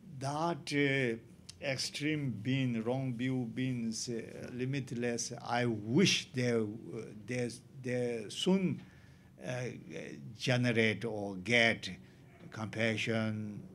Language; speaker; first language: English; non-native, learner; Tibetan